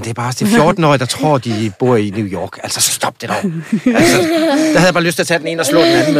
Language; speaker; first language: Danish; native; Danish